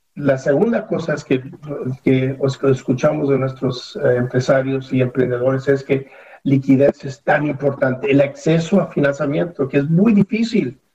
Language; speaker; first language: Spanish; early bilingual, heritage; Spanish